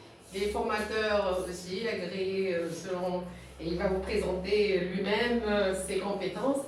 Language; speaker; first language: French; non-native, local second language; Arabic